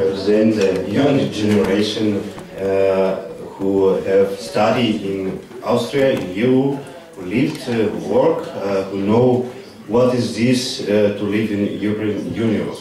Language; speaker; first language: English; non-native, fluent; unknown